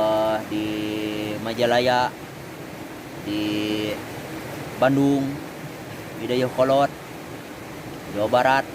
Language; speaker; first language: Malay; non-native, local second language; Sundanese